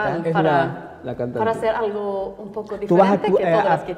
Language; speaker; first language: Spanish; non-native, learner; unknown